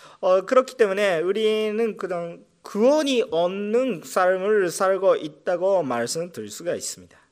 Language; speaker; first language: Korean; non-native, fluent; Japanese